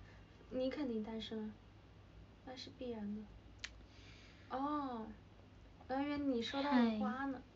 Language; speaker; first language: Chinese; native; Chinese